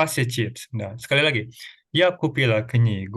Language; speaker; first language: Russian; non-native, fluent; Indonesian